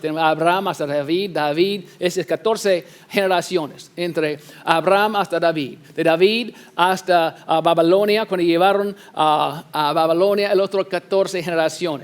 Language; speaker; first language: Spanish; non-native, fluent; English